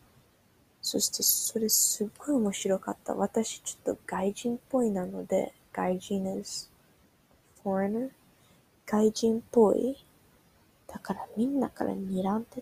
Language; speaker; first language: Japanese; early bilingual, heritage; Japanese